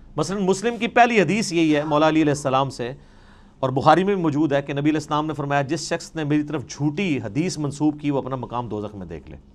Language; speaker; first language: Urdu; non-native, local second language; Punjabi